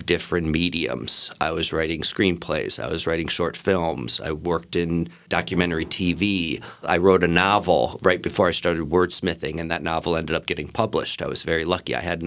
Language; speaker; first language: English; native; English